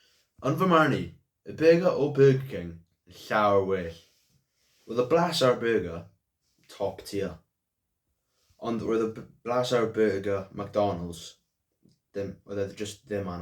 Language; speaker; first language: Welsh; non-native, local second language; English